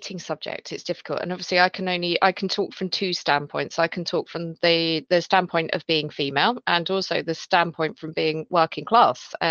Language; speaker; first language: English; native; English